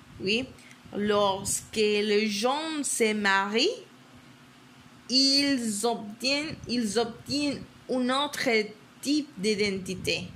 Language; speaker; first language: French; non-native, learner; Spanish